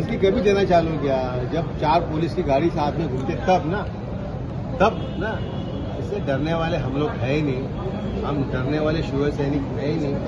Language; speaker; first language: Hindi; non-native, local second language; Marathi